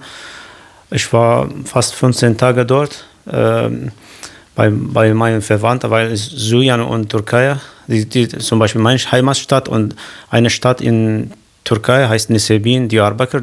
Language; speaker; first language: German; non-native, learner; Kurdish